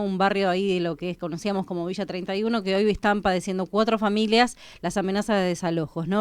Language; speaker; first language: Spanish; native; Spanish